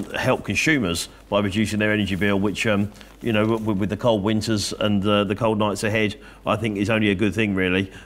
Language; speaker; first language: English; native; English